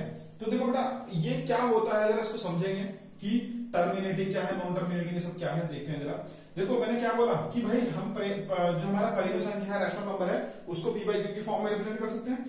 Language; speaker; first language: Hindi; native; Hindi